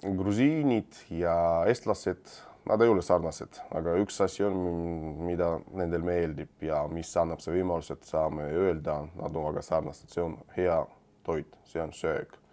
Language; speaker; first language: Estonian; non-native, fluent; Georgian